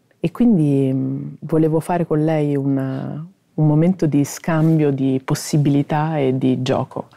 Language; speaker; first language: Italian; native; Italian